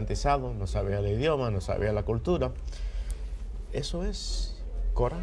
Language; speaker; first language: Spanish; early bilingual, heritage; Spanish